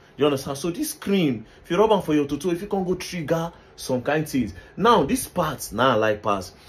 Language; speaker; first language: Nigerian Pidgin; native; Nigerian Pidgin